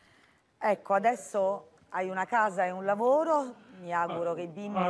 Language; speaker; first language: Italian; native; Italian